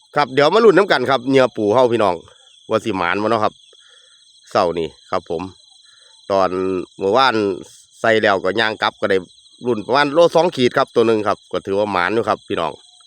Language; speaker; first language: Thai; native; Thai